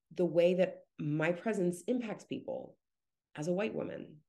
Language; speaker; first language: English; native; English